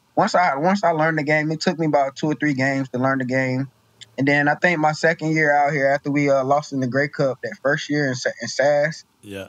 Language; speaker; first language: English; native; English